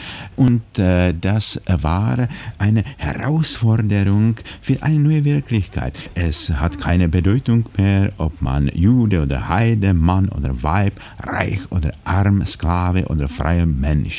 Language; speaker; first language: German; non-native, fluent; Czech